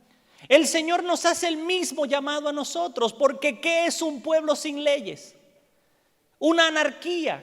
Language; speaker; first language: Spanish; native; Spanish